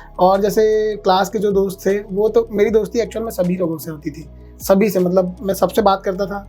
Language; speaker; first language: Hindi; native; Hindi